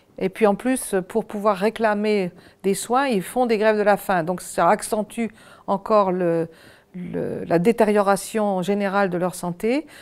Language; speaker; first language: French; native; French